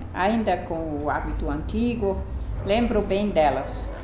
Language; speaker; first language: Portuguese; non-native, fluent; German